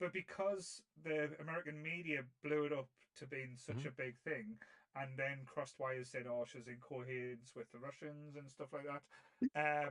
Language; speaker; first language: English; native; English